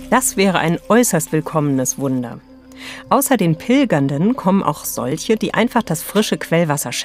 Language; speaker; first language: German; native; German